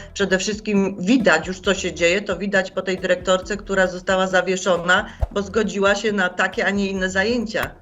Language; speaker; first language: Polish; native; Polish